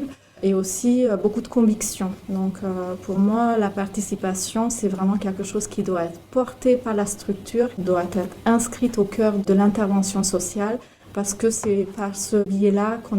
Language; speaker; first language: French; native; French